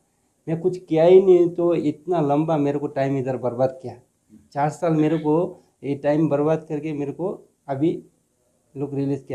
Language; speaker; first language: Hindi; non-native, local second language; Bangla